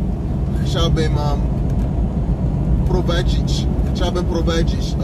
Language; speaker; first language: Polish; non-native, learner; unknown